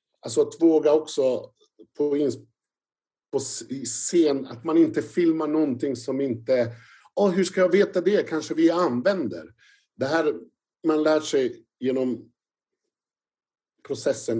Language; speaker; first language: Swedish; non-native, fluent; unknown